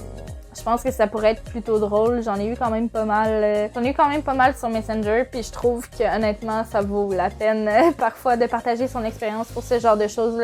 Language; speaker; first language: French; native; French